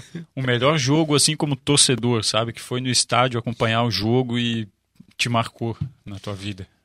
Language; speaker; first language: Portuguese; native; Portuguese